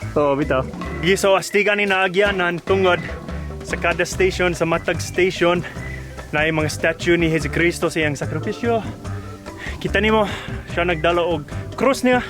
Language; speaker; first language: Cebuano; non-native, fluent; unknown